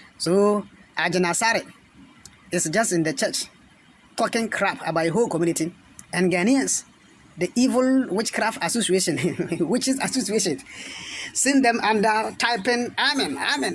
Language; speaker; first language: English; non-native, local second language; Akan